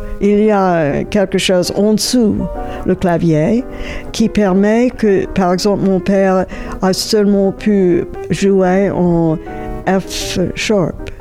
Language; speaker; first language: French; non-native, fluent; English